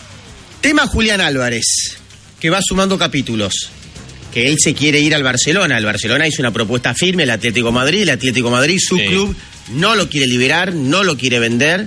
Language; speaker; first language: Spanish; native; Spanish